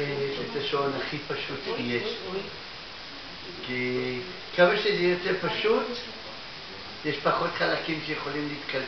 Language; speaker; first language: Hebrew; non-native, fluent; Russian